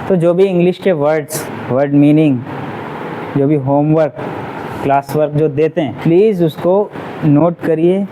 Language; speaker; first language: Hindi; native; Hindi